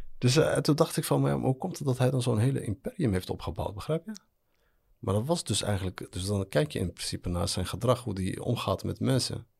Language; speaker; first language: Dutch; early bilingual, other home language; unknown